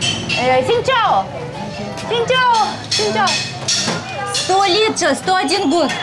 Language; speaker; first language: Russian; native; Russian